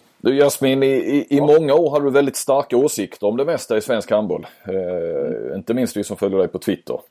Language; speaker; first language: Swedish; native; Swedish